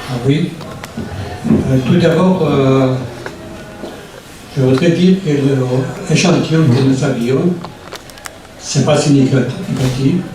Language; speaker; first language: French; non-native, learner; Persian